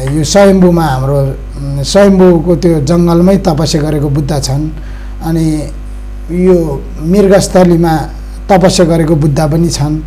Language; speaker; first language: Nepali; non-native, local second language; Eastern Tamang